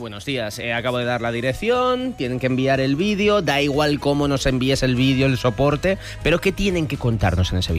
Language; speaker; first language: Spanish; native; Spanish